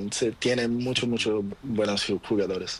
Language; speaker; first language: Spanish; non-native, learner; Portuguese